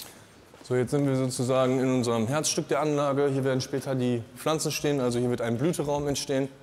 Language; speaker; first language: German; native; German